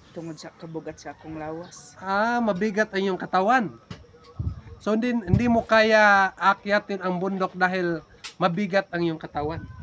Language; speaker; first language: Filipino; non-native, local second language; Cebuano